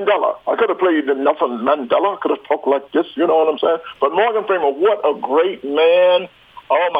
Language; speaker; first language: English; native; English